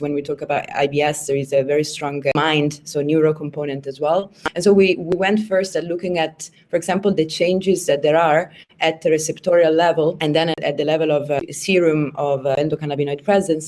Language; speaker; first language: English; non-native, fluent; Italian